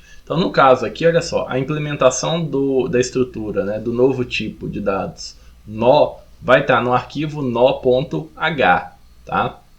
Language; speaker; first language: Portuguese; native; Portuguese